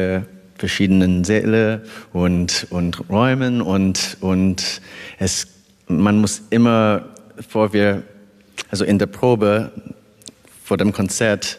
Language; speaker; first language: German; non-native, fluent; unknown